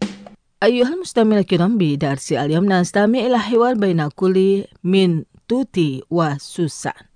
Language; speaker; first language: Arabic; non-native, fluent; Indonesian